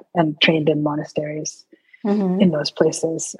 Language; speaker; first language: English; early bilingual, other home language; Sinhala